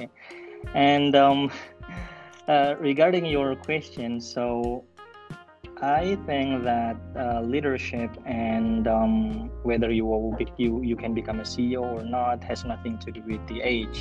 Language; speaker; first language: English; non-native, fluent; Indonesian